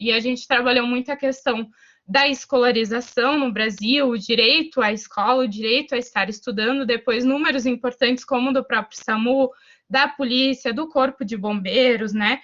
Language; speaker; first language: Portuguese; native; Portuguese